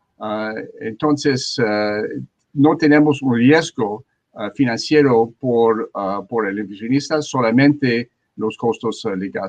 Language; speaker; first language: Spanish; non-native, learner; French